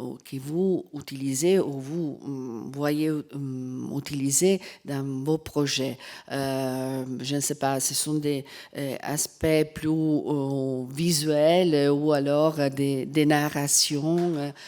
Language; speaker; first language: French; non-native, fluent; Italian